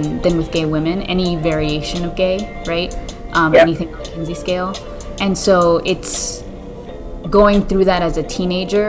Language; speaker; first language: English; early bilingual, other home language; Spanish